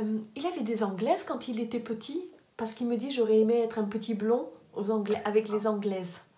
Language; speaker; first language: French; native; French